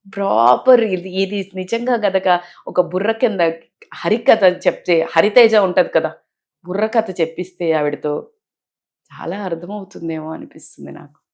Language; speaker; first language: Telugu; native; Telugu